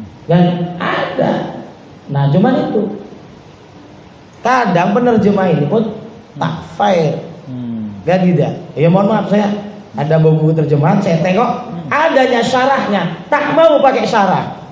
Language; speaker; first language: Indonesian; native; Indonesian